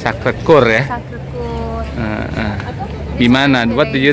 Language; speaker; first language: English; non-native, learner; Indonesian